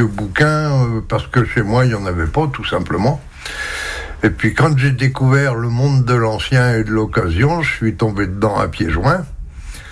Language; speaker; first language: French; native; French